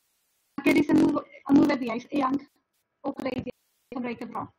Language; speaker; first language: Welsh; non-native, learner; Spanish